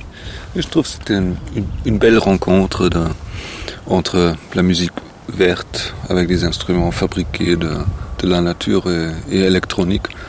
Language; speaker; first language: French; non-native, fluent; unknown